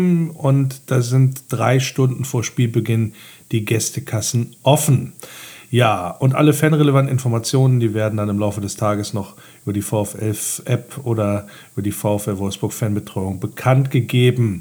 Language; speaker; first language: German; native; German